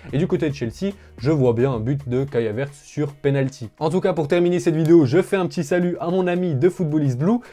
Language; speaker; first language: French; native; French